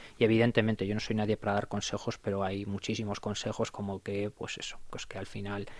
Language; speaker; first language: Spanish; native; Spanish